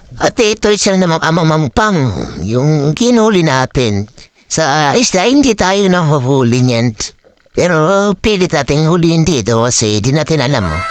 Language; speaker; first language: Filipino; non-native, local second language; Waray